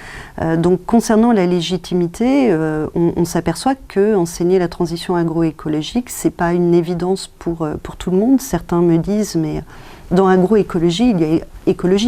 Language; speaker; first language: French; native; French